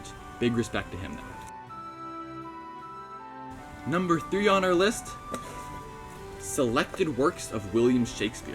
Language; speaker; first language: English; native; English